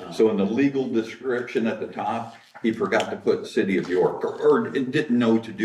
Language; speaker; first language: English; native; English